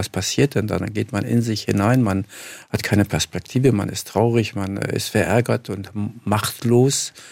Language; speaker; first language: German; early bilingual, other home language; Kurdish